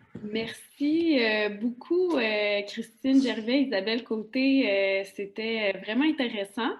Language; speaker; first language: French; native; French